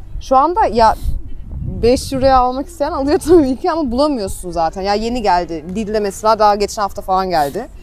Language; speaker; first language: Turkish; early bilingual, heritage; Turkish